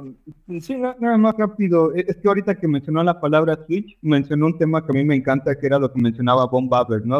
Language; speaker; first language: Spanish; native; Spanish